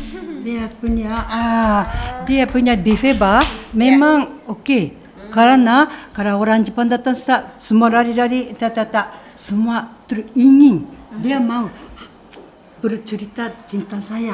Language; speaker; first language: Indonesian; non-native, fluent; Japanese